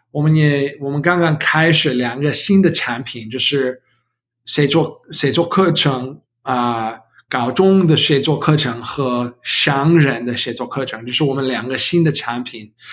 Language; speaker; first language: Chinese; non-native, learner; English